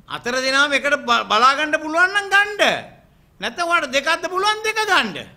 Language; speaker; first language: Sinhala; non-native, local second language; Tamil